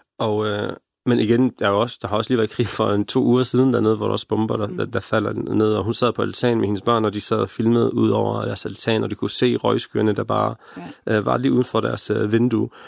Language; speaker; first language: Danish; early bilingual, other home language; Arabic